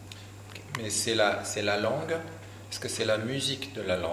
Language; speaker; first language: French; native; French